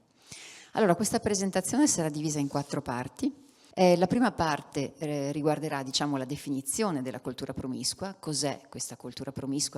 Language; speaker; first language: Italian; native; Italian